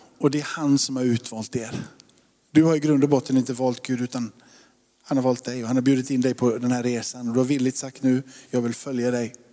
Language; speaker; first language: Swedish; native; Swedish